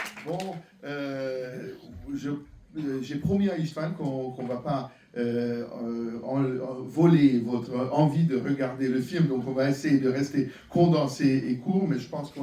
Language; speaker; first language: French; non-native, fluent; Hungarian